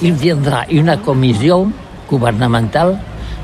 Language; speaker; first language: French; non-native, learner; Catalan